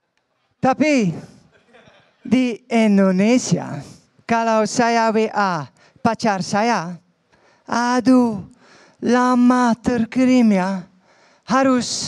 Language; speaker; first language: Indonesian; non-native, learner; Dutch